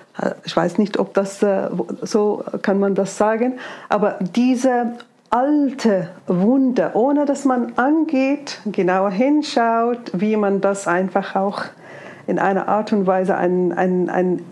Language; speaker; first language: German; non-native, fluent; Arabic